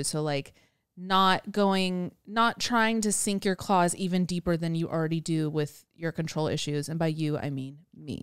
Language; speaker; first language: English; native; English